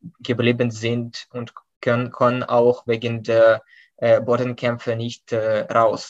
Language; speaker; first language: German; non-native, fluent; Ukrainian